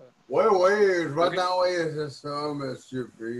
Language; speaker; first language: French; native; French